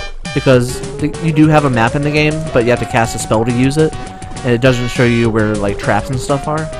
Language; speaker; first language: English; native; English